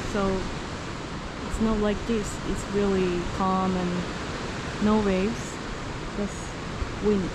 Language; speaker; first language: English; non-native, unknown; Japanese